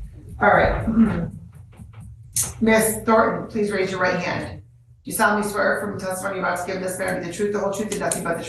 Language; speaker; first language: English; native; English